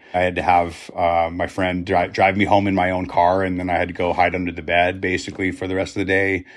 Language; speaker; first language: English; native; English